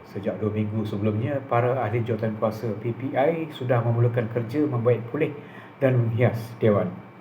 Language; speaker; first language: Malay; non-native, local second language; Tamil